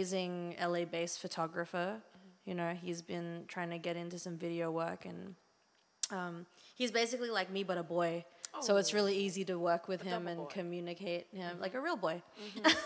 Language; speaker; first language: English; native; English